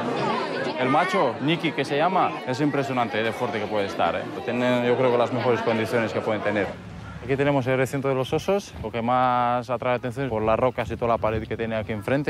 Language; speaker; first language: Spanish; non-native, fluent; Romanian